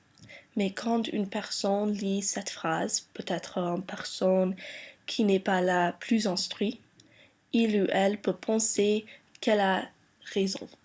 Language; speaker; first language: French; non-native, learner; English